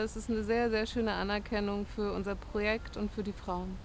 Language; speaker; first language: German; native; German